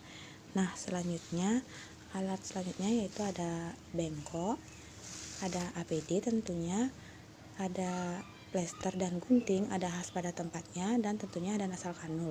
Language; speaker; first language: Indonesian; native; Indonesian